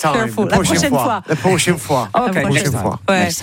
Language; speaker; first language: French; non-native, learner; English